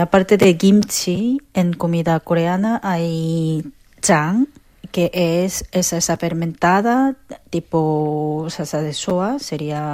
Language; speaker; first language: Spanish; non-native, fluent; Korean